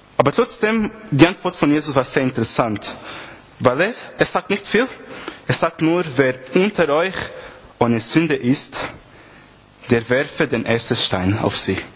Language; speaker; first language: German; non-native, fluent; Portuguese